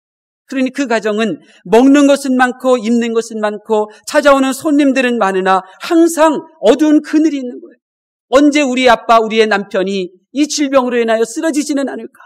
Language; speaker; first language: Korean; native; Korean